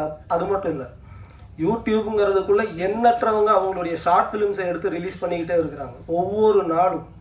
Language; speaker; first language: Tamil; native; Tamil